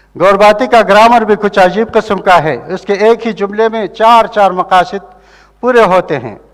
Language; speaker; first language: Urdu; non-native, local second language; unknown